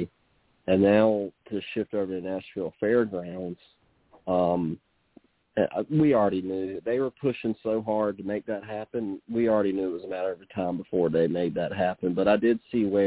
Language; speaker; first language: English; native; English